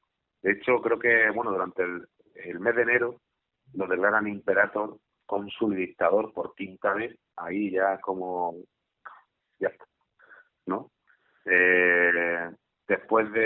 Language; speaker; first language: Spanish; native; Spanish